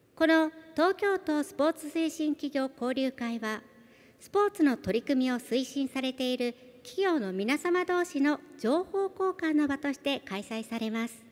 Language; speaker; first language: Japanese; native; Japanese